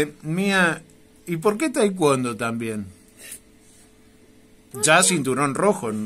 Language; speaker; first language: Spanish; native; Spanish